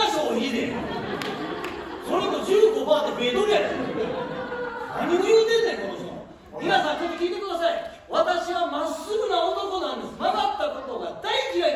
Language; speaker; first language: Japanese; native; Japanese